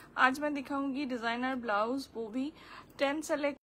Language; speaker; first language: Hindi; non-native, local second language; Bangla